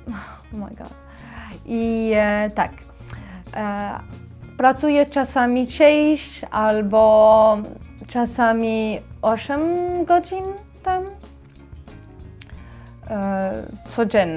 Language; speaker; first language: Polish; non-native, learner; Arabic